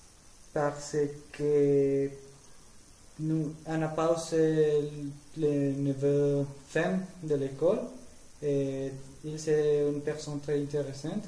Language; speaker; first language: French; non-native, learner; Spanish